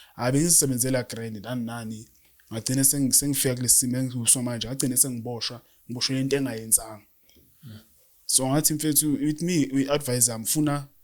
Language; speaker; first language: Zulu; native; Zulu